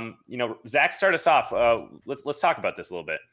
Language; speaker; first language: English; native; English